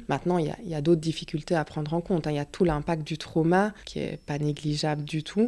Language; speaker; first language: French; native; French